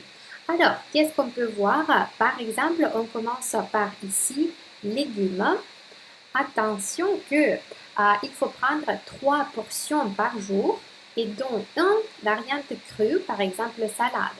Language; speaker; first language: French; non-native, fluent; Russian